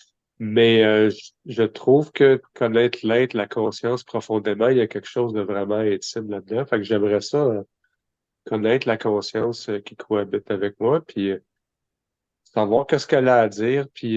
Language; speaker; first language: French; native; French